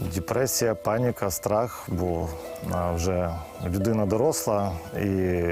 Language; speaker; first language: Ukrainian; native; Ukrainian